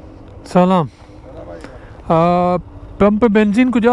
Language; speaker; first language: Persian; non-native, learner; Urdu